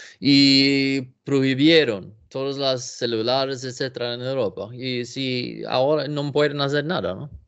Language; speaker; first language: Spanish; non-native, learner; Swedish